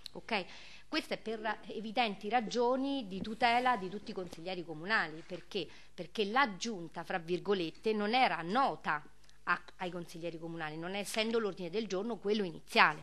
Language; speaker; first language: Italian; native; Italian